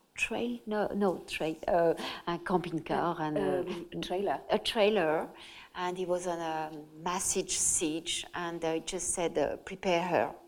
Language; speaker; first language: English; non-native, fluent; French